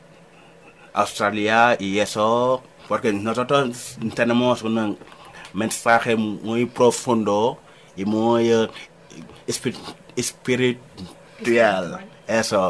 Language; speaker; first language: Spanish; non-native, learner; Wolof